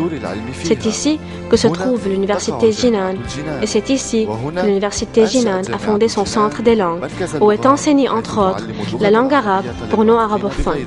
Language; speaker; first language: French; non-native, local second language; Arabic